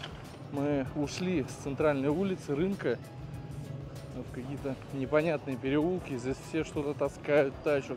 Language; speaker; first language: Russian; native; Russian